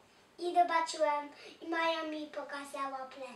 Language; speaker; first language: Polish; early bilingual, heritage; Polish